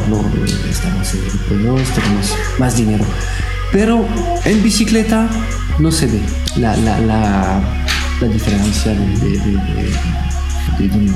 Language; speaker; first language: Spanish; non-native, fluent; French